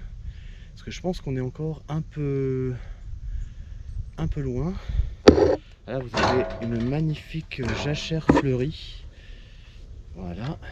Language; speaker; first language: French; native; French